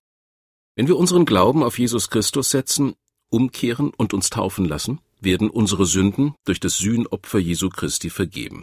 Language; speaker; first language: German; native; German